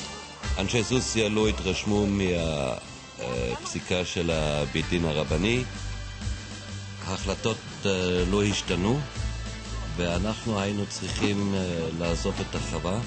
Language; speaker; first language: Hebrew; non-native, fluent; German